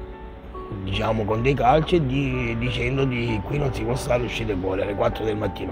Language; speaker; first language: Italian; native; Italian